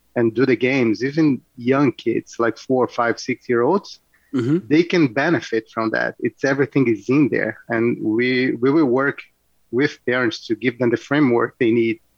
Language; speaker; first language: English; non-native, fluent; Portuguese